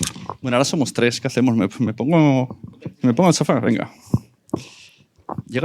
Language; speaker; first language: Spanish; native; Spanish